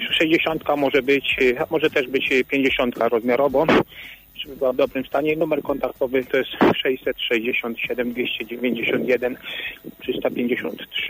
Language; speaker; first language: Polish; native; Polish